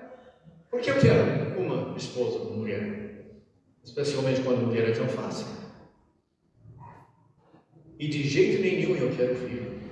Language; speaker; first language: Portuguese; non-native, fluent; English